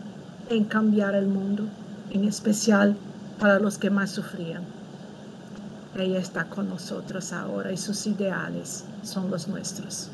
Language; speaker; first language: Spanish; non-native, fluent; Portuguese